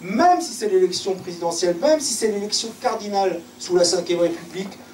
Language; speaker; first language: French; native; French